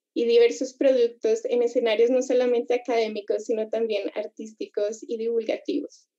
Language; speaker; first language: Spanish; native; Spanish